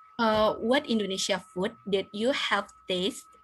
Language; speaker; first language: English; non-native, learner; Indonesian